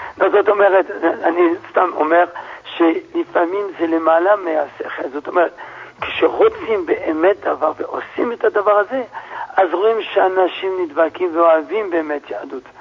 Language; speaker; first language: Hebrew; non-native, fluent; French